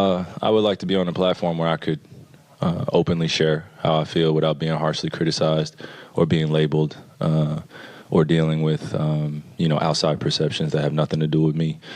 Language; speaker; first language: English; native; English